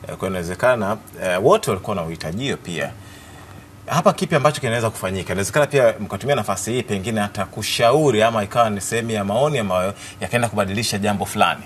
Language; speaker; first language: Swahili; native; Swahili